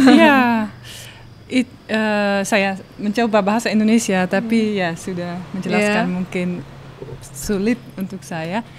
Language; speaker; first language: Indonesian; non-native, learner; Dutch